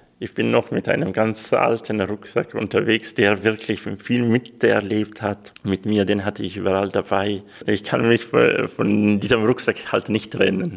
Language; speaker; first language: German; non-native, local second language; Swiss German